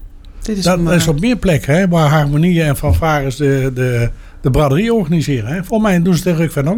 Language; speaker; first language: Dutch; native; Dutch